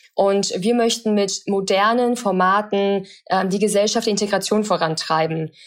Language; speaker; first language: German; early bilingual, other home language; Chinese